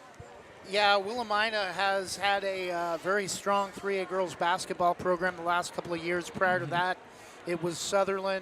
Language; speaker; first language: English; native; English